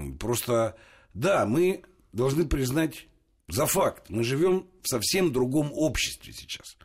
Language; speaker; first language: Russian; native; Russian